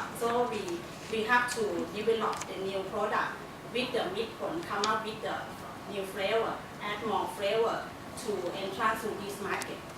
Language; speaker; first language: English; non-native, learner; Thai